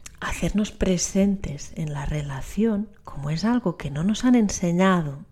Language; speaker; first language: Spanish; non-native, local second language; Catalan